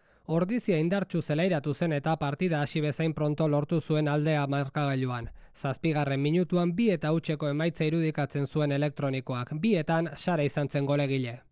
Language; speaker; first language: Basque; native; Basque